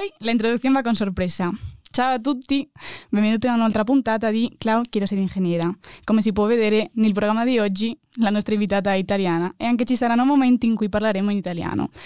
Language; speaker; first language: Spanish; native; Spanish